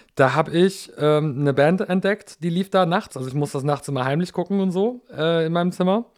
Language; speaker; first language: German; early bilingual, other home language; English